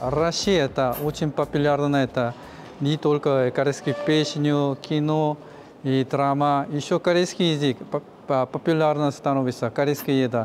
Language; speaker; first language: Russian; non-native, fluent; Korean